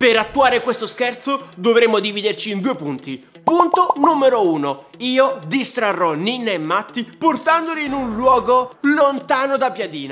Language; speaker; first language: Italian; native; Italian